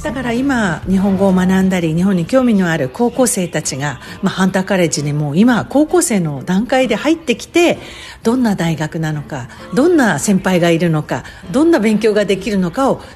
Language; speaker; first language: Japanese; native; Japanese